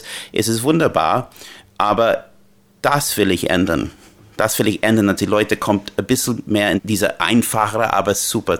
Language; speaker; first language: German; non-native, learner; English